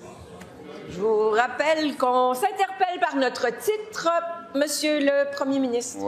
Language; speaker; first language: French; native; French